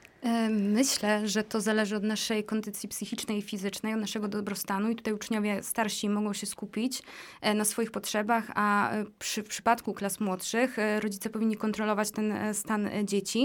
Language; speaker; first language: Polish; native; Polish